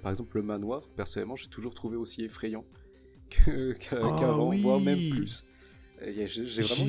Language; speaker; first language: French; native; French